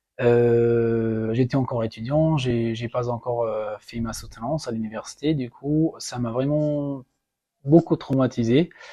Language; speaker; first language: French; non-native, fluent; Persian